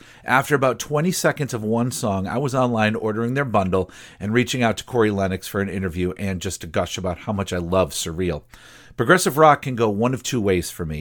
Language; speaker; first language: English; native; English